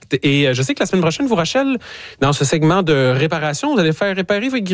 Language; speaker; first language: French; native; French